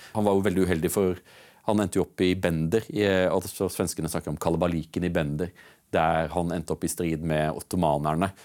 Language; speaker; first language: Norwegian; native; Norwegian